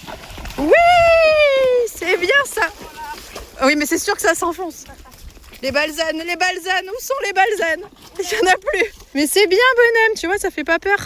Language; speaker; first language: French; native; French